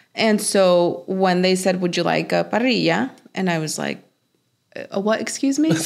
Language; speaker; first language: English; early bilingual, other home language; Spanish